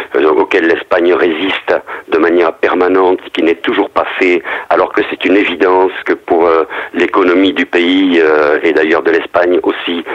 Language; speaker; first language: French; native; French